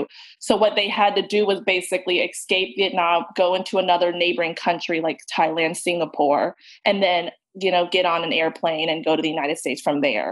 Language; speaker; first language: English; native; English